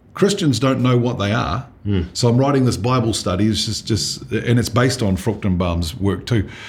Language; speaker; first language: English; native; English